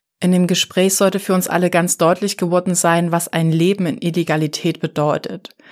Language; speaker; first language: German; native; German